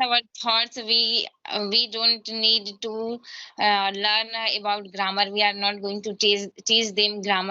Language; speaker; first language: English; non-native, learner; Hindi